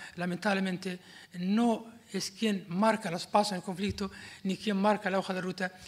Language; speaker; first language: Spanish; non-native, fluent; Arabic